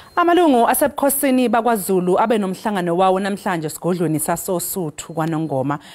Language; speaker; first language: Zulu; non-native, local second language; Xhosa